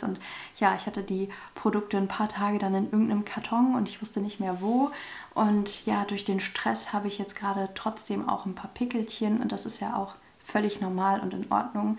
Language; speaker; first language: German; native; German